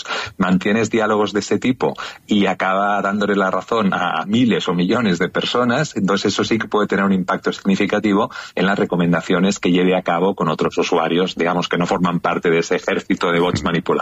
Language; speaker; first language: Spanish; native; Spanish